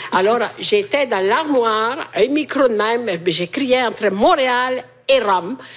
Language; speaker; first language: French; non-native, fluent; Italian